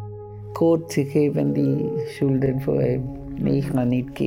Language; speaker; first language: German; non-native, learner; Tamil